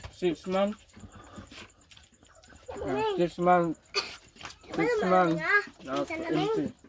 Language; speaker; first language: English; non-native, learner; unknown